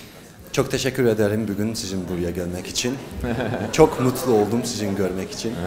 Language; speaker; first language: Turkish; non-native, learner; Georgian